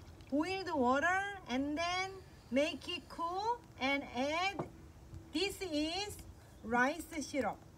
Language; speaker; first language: English; non-native, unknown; Korean